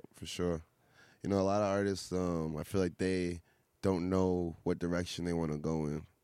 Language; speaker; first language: English; native; English